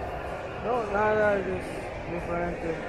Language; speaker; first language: Spanish; non-native, learner; English